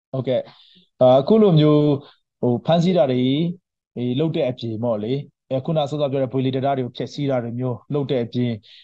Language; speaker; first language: Burmese; non-native, local second language; Hakha Chin